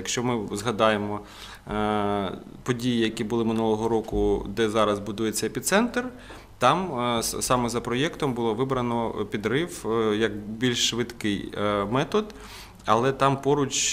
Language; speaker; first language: Ukrainian; native; Ukrainian